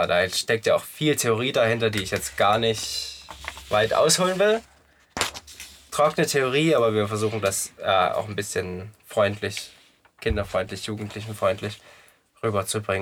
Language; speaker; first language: German; native; German